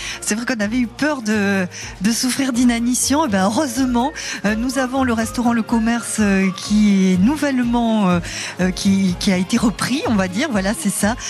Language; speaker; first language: French; native; French